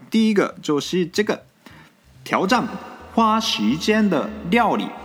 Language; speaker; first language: Chinese; non-native, fluent; Japanese